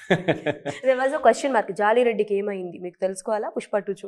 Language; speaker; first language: Telugu; native; Telugu